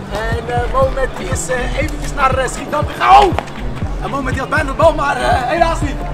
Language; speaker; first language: Dutch; early bilingual, other home language; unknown